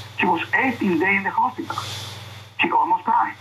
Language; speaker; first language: English; non-native, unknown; Spanish